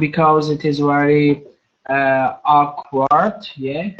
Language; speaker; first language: English; non-native, learner; Armenian